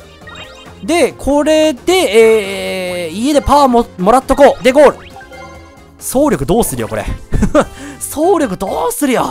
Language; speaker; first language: Japanese; native; Japanese